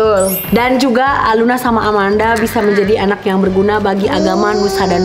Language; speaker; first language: Indonesian; native; Indonesian